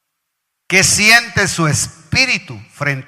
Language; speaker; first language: Spanish; native; Spanish